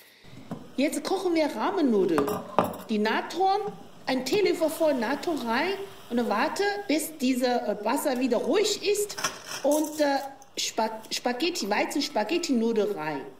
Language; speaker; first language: German; non-native, learner; Chinese